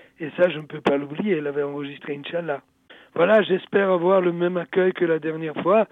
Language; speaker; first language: French; early bilingual, other home language; Italian